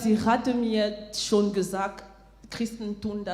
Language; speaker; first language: German; non-native, fluent; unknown